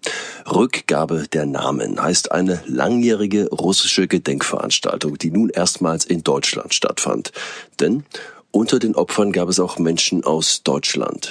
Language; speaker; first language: German; native; German